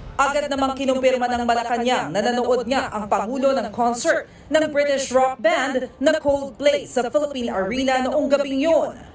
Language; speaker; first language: Filipino; native; Filipino